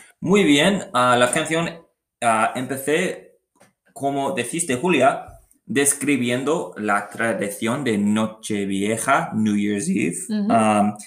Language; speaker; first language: Spanish; non-native, learner; English